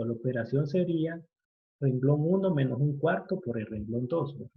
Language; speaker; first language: Spanish; native; Spanish